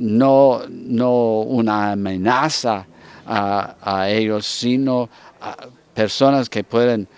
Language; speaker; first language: Spanish; non-native, fluent; English